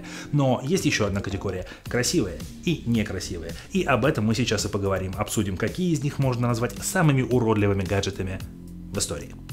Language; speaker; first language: Russian; native; Russian